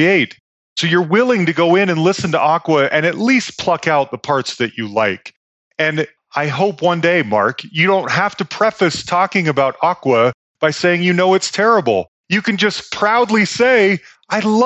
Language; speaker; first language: English; native; English